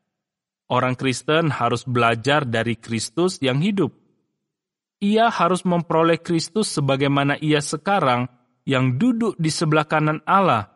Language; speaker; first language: Indonesian; native; Indonesian